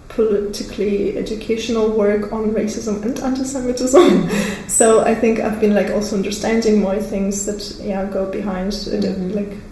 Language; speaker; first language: English; non-native, fluent; Russian